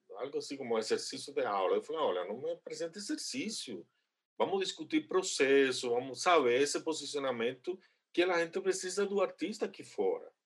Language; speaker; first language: Portuguese; non-native, fluent; Spanish